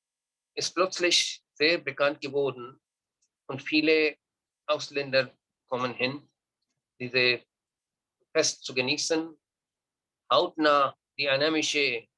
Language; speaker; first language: German; non-native, learner; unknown